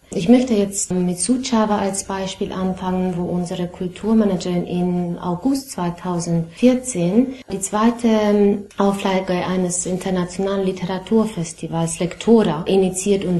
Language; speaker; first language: German; non-native, fluent; Romanian